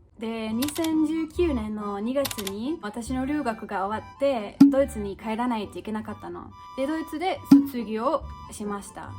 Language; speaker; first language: Japanese; non-native, fluent; German